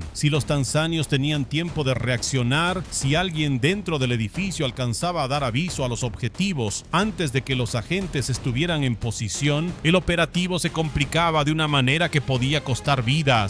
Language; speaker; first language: Spanish; native; Spanish